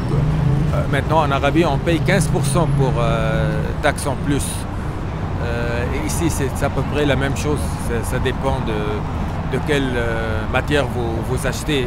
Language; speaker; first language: French; non-native, fluent; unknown